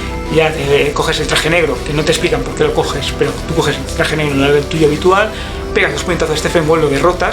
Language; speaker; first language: Spanish; native; Spanish